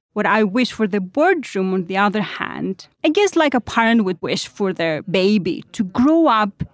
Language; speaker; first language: English; non-native, fluent; Greek